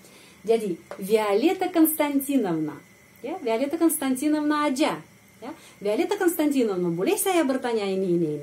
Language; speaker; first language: Indonesian; non-native, fluent; Russian